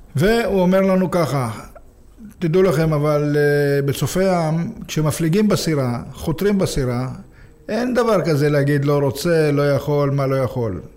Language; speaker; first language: Hebrew; native; Hebrew